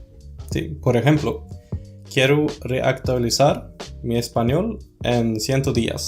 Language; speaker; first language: Spanish; non-native, fluent; Swedish